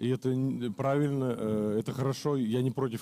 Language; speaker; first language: Russian; native; Russian